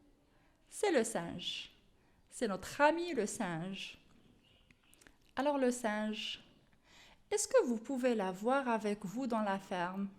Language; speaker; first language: French; non-native, local second language; Arabic